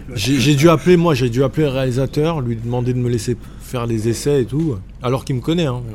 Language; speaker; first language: French; native; French